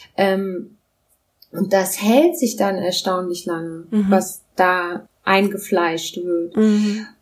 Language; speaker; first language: German; non-native, local second language; Russian